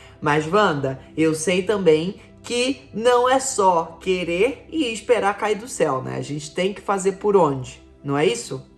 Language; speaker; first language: Portuguese; native; Portuguese